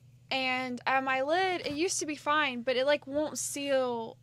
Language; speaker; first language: English; native; English